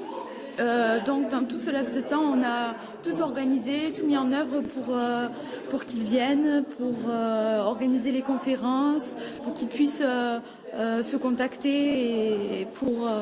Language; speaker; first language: French; native; French